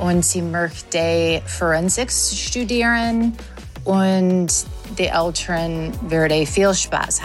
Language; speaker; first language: German; non-native, learner; English